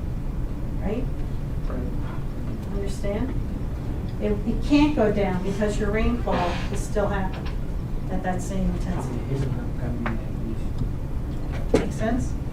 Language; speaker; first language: English; native; English